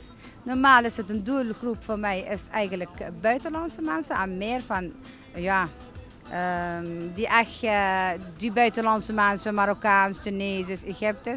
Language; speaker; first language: Dutch; non-native, fluent; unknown